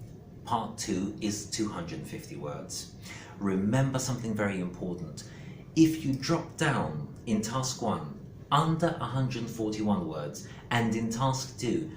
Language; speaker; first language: English; non-native, fluent; Greek